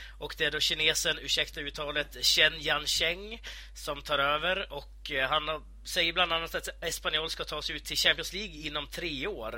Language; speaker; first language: Swedish; native; Swedish